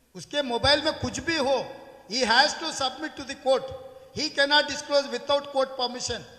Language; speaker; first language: Hindi; non-native, local second language; Telugu